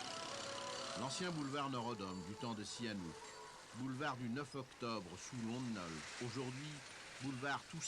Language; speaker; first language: French; native; French